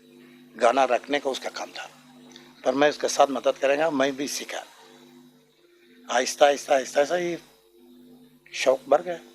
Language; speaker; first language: Hindi; non-native, learner; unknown